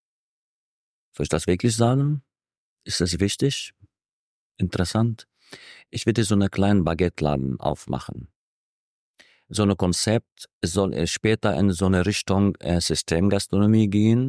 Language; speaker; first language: German; non-native, fluent; Arabic